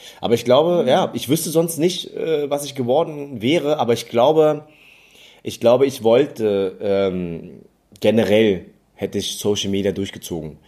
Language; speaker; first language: German; early bilingual, other home language; English